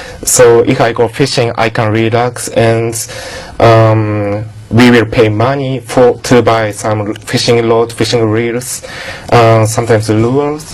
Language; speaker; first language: English; non-native, learner; Japanese